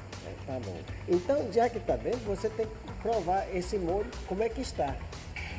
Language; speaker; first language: Portuguese; non-native, fluent; Japanese